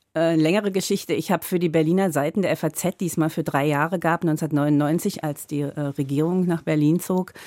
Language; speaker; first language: German; native; German